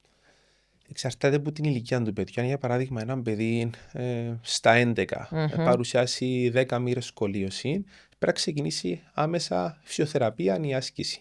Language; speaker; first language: Greek; native; Greek